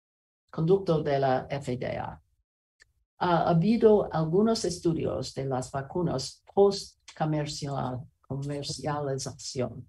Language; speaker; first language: Spanish; non-native, learner; English